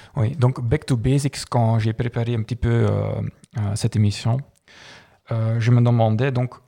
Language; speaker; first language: French; non-native, local second language; Dutch